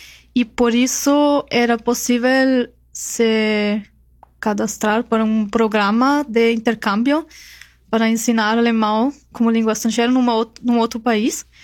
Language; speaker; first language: Portuguese; non-native, fluent; German